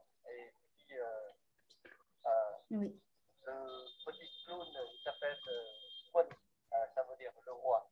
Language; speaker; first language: French; non-native, fluent; Vietnamese